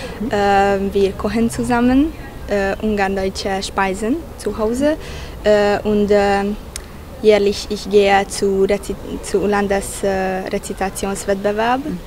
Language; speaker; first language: German; non-native, learner; Hungarian